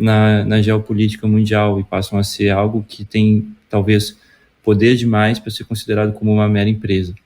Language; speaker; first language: Portuguese; native; Portuguese